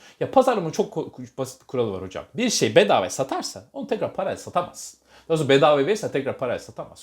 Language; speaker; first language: Turkish; native; Turkish